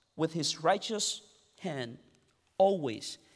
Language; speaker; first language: English; non-native, fluent; Spanish